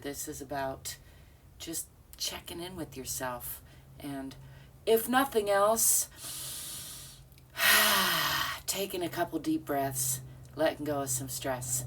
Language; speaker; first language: English; native; English